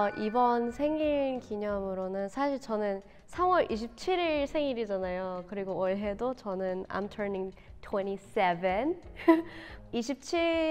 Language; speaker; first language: Korean; non-native, fluent; Thai